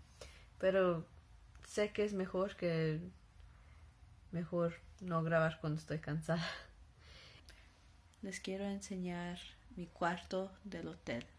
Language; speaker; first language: Spanish; early bilingual, heritage; Spanish